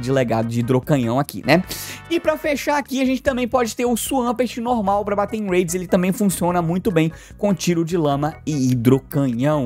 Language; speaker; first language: Portuguese; native; Portuguese